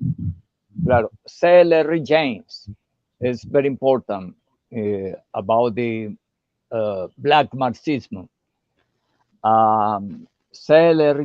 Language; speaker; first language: English; non-native, learner; Portuguese